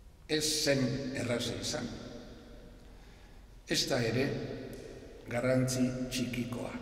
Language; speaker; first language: Basque; non-native, local second language; Spanish